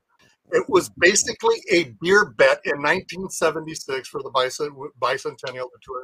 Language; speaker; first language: English; native; English